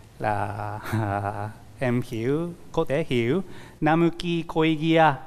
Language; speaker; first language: Vietnamese; non-native, learner; Japanese